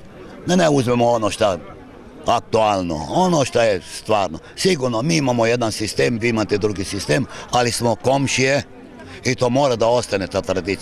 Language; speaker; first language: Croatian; early bilingual, heritage; Serbian